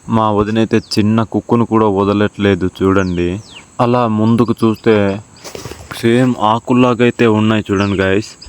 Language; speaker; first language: Telugu; non-native, local second language; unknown